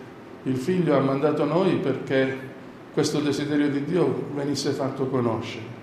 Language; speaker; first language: Italian; native; Italian